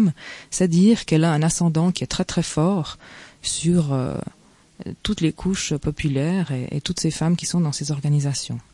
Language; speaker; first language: French; native; French